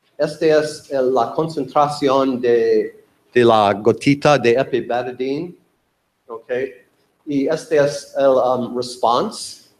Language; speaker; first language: Spanish; non-native, learner; English